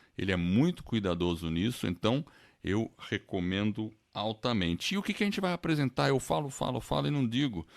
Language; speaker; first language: Portuguese; non-native, fluent; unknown